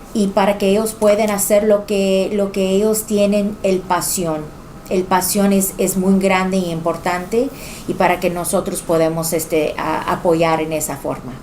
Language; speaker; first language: Spanish; early bilingual, heritage; Spanish